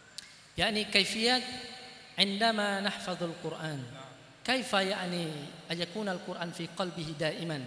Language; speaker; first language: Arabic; non-native, fluent; Indonesian